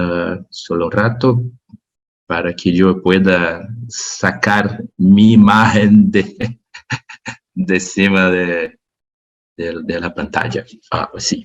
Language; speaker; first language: Spanish; non-native, learner; Portuguese